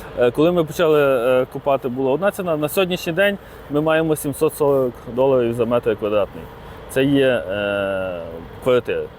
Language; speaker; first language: Ukrainian; native; Ukrainian